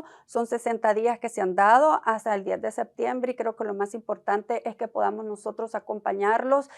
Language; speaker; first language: Spanish; native; Spanish